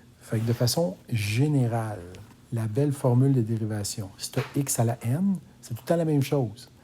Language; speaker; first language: French; native; French